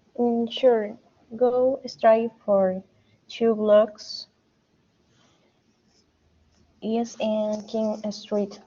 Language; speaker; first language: English; non-native, learner; Spanish